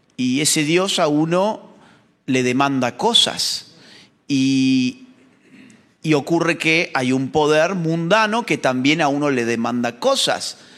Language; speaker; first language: Spanish; native; Spanish